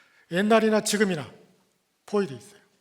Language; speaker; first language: Korean; native; Korean